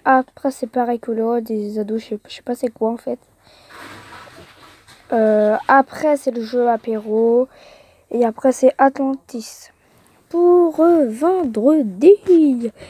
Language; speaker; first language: French; native; French